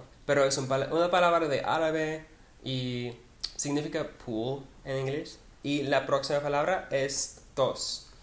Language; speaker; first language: Spanish; non-native, learner; English